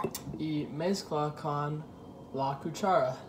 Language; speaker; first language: Spanish; non-native, learner; English